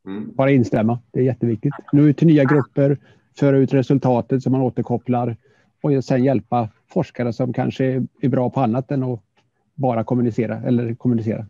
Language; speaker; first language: Swedish; native; Swedish